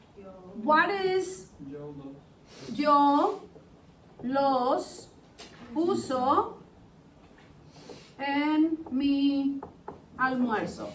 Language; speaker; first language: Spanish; non-native, fluent; English